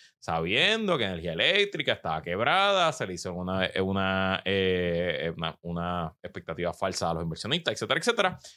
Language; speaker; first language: Spanish; native; Spanish